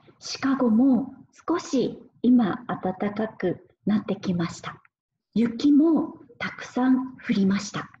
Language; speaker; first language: Japanese; native; Japanese